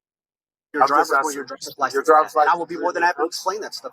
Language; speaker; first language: English; native; English